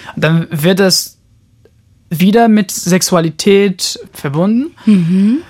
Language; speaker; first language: German; non-native, fluent; Portuguese